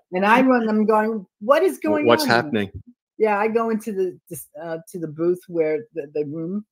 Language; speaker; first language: English; native; English